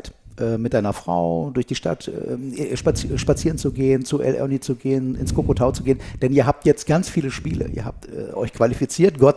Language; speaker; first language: German; native; German